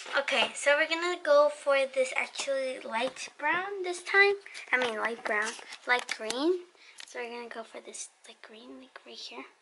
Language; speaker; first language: English; early bilingual, other home language; Spanish